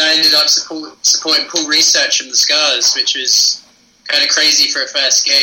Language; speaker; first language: English; native; English